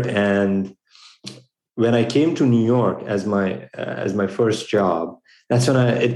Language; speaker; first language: English; non-native, local second language; Gujarati